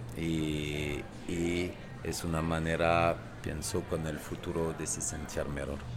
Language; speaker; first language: Spanish; non-native, learner; French